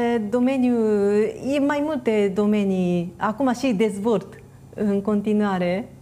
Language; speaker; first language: Romanian; non-native, fluent; Japanese